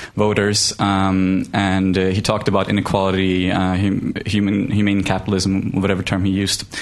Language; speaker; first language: English; non-native, fluent; Swedish